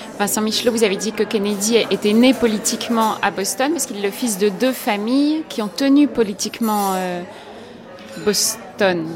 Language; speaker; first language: French; native; French